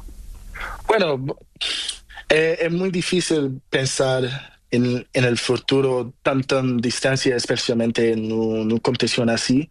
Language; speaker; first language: Spanish; non-native, learner; Portuguese